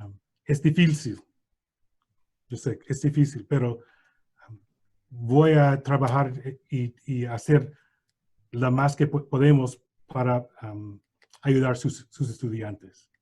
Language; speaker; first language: Spanish; non-native, learner; English